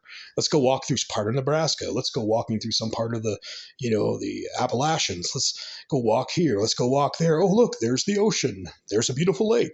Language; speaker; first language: English; native; English